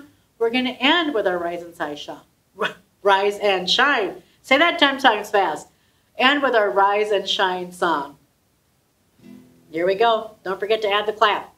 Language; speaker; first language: English; native; English